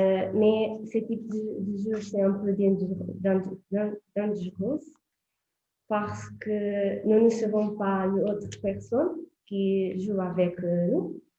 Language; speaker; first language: French; non-native, learner; Portuguese